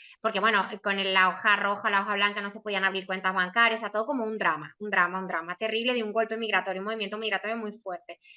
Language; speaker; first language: Spanish; native; Spanish